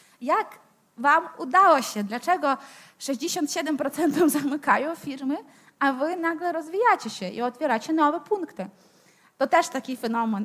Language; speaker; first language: Polish; non-native, fluent; Ukrainian